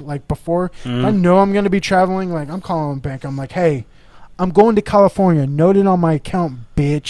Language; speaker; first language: English; native; English